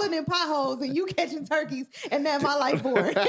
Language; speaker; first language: English; native; English